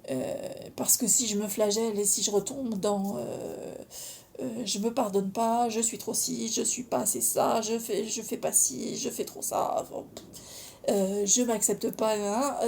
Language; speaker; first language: French; native; French